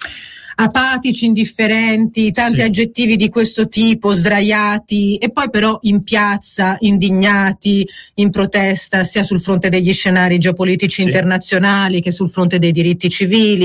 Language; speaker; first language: Italian; native; Italian